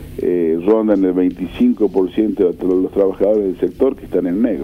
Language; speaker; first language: Spanish; native; Spanish